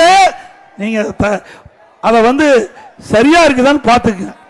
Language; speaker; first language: Tamil; native; Tamil